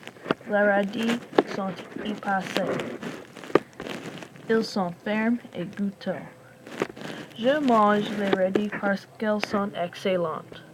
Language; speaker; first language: French; non-native, learner; English